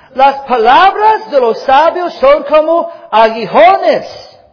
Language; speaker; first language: Spanish; non-native, fluent; English